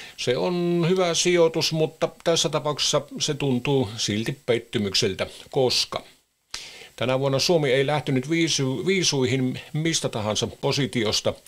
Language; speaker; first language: Finnish; native; Finnish